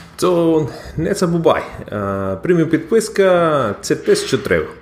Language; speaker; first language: Ukrainian; non-native, learner; Spanish